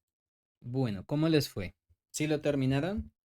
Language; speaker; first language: Spanish; native; Spanish